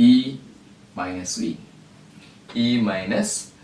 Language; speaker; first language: English; non-native, local second language; Malayalam